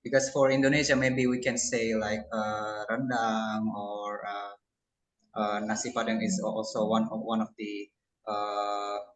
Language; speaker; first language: English; non-native, local second language; Indonesian